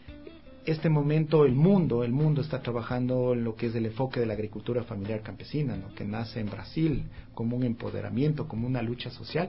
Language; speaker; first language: Spanish; native; Spanish